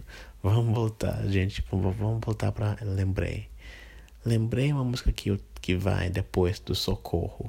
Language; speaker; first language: Portuguese; non-native, fluent; English